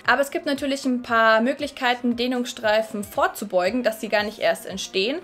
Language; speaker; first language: German; native; German